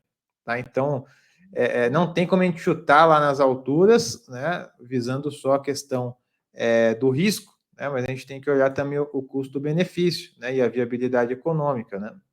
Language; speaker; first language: Portuguese; native; Portuguese